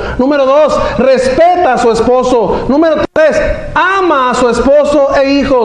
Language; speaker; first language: Spanish; native; Spanish